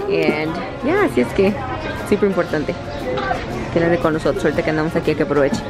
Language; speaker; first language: Spanish; early bilingual, heritage; Spanish